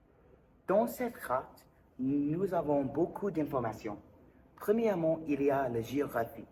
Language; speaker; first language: French; non-native, learner; English